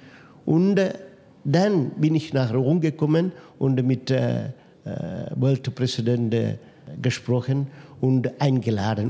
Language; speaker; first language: German; non-native, fluent; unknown